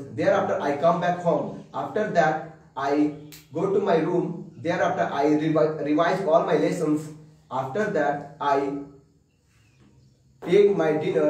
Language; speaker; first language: English; non-native, learner; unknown